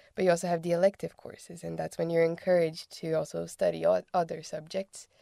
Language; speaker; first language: English; non-native, fluent; Portuguese